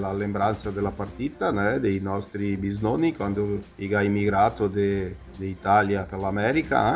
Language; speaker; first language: Italian; early bilingual, heritage; Portuguese